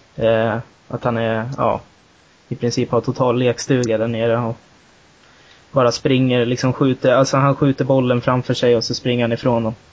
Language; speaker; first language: Swedish; native; Swedish